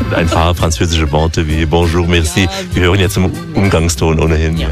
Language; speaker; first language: German; native; German